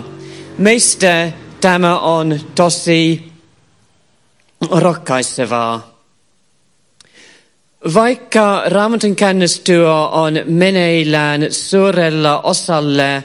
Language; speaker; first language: Finnish; non-native, fluent; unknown